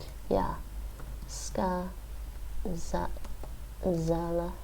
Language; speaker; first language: Russian; non-native, learner; English